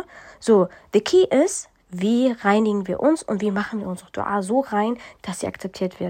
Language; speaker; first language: German; early bilingual, other home language; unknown